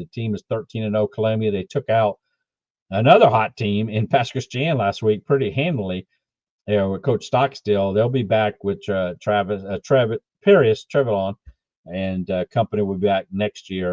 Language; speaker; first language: English; native; English